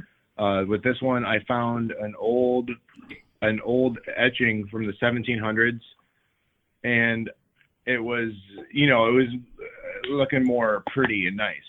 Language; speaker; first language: English; native; English